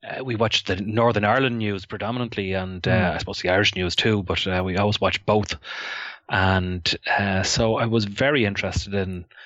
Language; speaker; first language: English; native; English